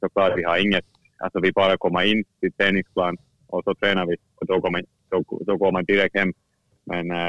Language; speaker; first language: Swedish; non-native, fluent; Finnish